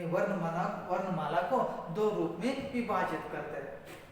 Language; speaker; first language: Hindi; non-native, local second language; Kannada